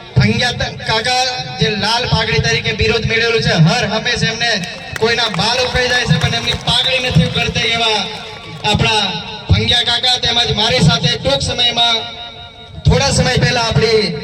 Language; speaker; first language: Gujarati; non-native, local second language; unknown